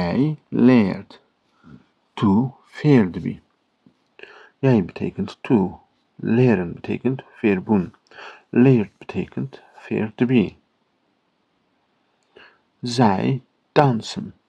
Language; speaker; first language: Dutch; non-native, learner; Kurdish